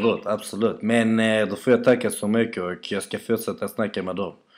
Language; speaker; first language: Swedish; native; Swedish